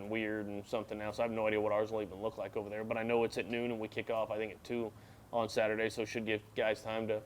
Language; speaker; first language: English; native; English